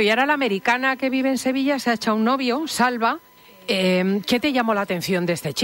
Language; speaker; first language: Spanish; native; Spanish